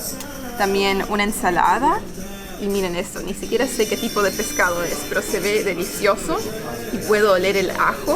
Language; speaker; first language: Spanish; native; Spanish